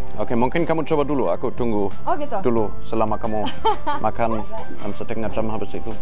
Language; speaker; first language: Indonesian; non-native, fluent; German